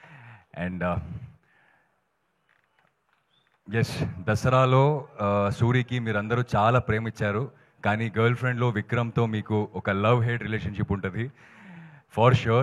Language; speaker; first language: Telugu; non-native, fluent; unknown